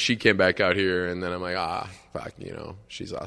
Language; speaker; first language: English; native; English